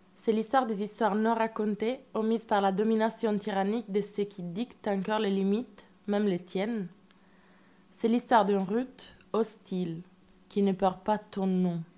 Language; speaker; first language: French; non-native, fluent; Italian